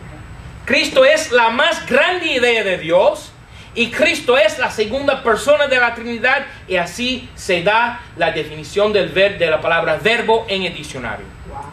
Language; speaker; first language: Spanish; non-native, fluent; English